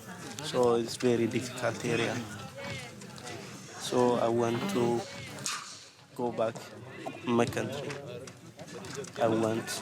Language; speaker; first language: English; non-native, learner; Amharic